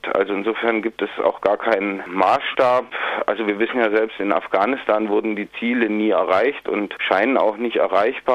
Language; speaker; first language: German; native; German